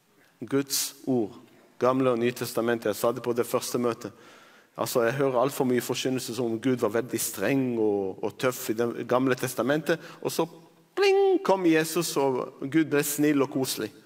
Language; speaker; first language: Norwegian; non-native, fluent; Arabic